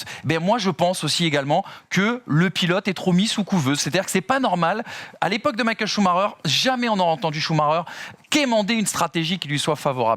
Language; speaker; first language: French; native; French